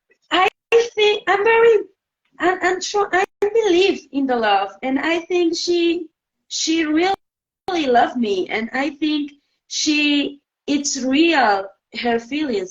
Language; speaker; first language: English; non-native, learner; Spanish